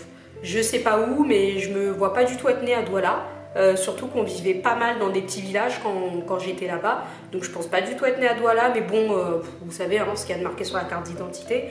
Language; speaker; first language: French; native; French